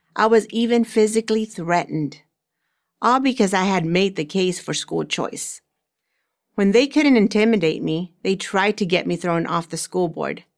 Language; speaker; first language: English; early bilingual, other home language; Spanish